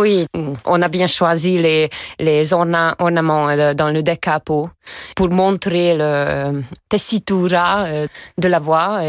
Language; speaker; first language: French; non-native, fluent; Hungarian